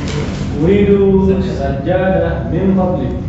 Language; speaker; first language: Arabic; non-native, learner; Indonesian